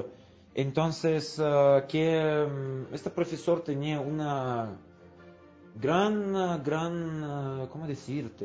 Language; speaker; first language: Spanish; non-native, fluent; Russian